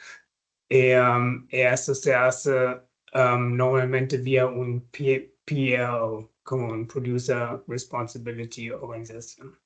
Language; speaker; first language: Spanish; non-native, fluent; German